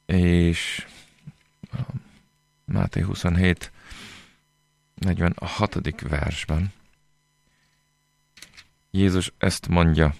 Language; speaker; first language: Hungarian; non-native, fluent; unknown